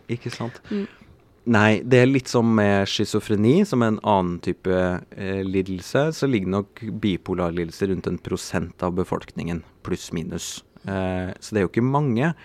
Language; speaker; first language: Norwegian; native; Norwegian